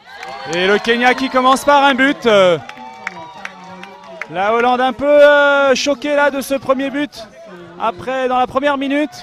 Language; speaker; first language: French; native; French